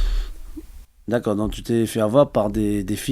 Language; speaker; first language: French; native; French